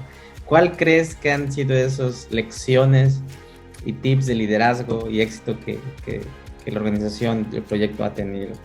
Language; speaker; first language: Spanish; native; Spanish